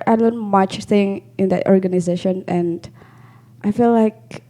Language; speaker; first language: English; non-native, learner; Indonesian